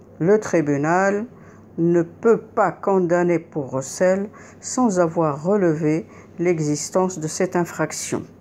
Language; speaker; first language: French; non-native, local second language; Arabic